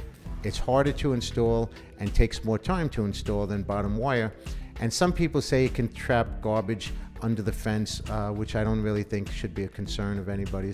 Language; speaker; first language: English; native; English